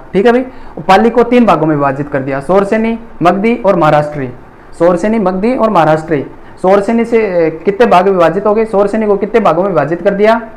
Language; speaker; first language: Hindi; native; Hindi